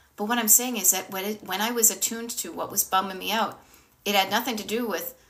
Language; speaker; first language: English; native; English